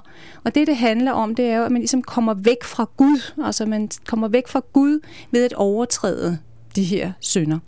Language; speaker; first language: Danish; native; Danish